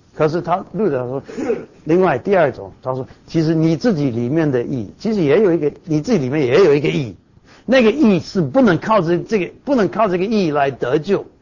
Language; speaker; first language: Chinese; non-native, fluent; English